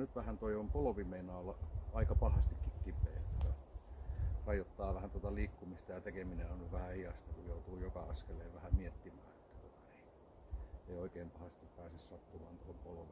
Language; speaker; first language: Finnish; native; Finnish